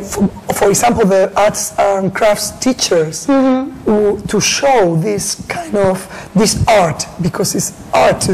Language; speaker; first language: English; non-native, learner; Spanish